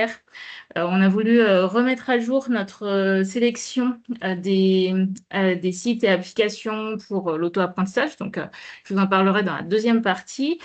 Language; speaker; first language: French; native; French